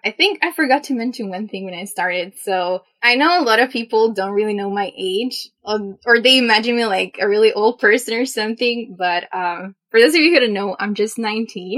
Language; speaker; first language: English; non-native, fluent; Spanish